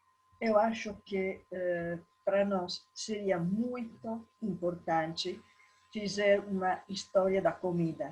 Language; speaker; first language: Portuguese; non-native, learner; Italian